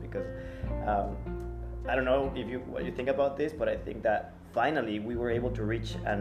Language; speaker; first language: English; non-native, fluent; Spanish